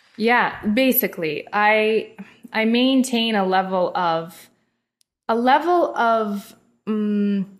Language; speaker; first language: English; non-native, fluent; Russian